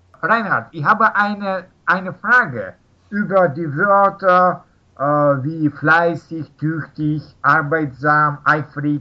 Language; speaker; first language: German; non-native, learner; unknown